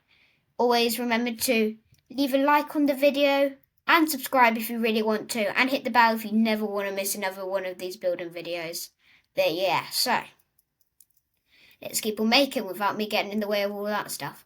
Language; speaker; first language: English; native; English